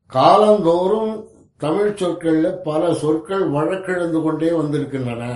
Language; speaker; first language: Tamil; native; Tamil